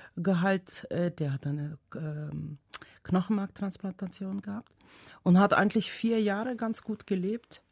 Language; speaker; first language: German; non-native, fluent; Tajik